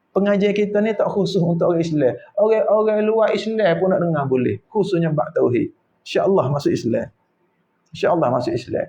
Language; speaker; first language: Malay; native; Malay